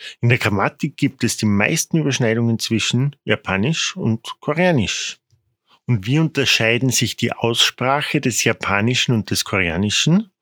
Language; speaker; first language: German; non-native, fluent; Korean